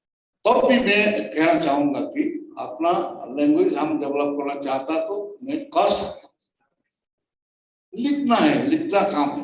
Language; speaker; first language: Hindi; non-native, learner; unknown